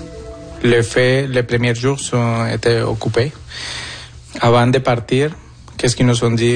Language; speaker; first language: French; non-native, fluent; Spanish